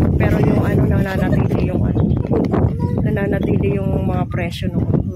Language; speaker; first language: Filipino; native; Filipino